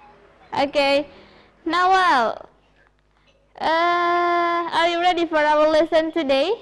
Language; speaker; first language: English; non-native, fluent; Indonesian